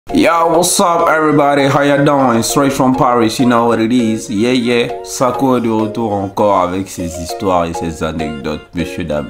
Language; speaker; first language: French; early bilingual, other home language; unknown